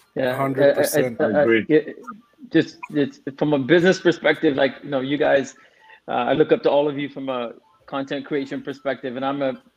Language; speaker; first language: English; non-native, local second language; Tamil